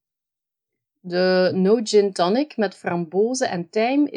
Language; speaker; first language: English; non-native, fluent; Dutch